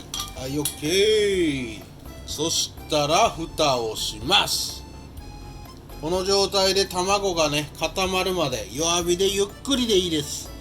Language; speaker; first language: Japanese; native; Japanese